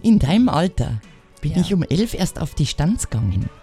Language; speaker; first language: German; native; German